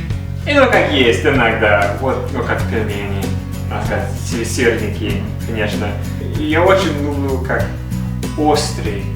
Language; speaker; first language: Russian; non-native, learner; English